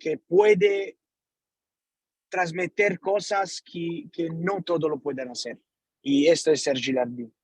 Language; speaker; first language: Spanish; non-native, learner; Italian